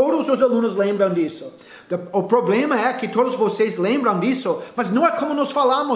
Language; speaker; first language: Portuguese; non-native, fluent; English